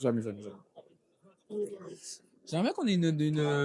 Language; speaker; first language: French; native; French